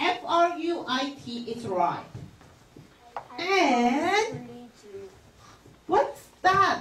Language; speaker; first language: English; non-native, fluent; Korean